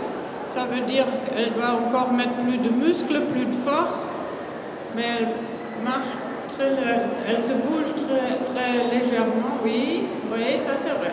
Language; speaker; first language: French; non-native, fluent; German